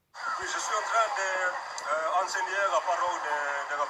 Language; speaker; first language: French; non-native, learner; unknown